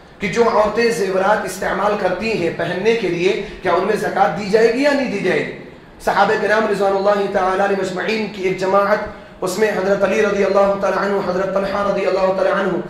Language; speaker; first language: Urdu; native; Urdu